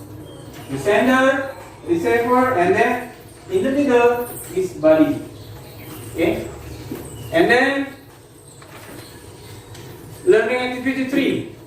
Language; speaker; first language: English; non-native, learner; Indonesian